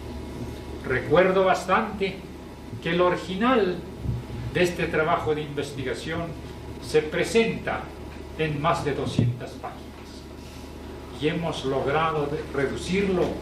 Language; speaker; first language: Spanish; native; Spanish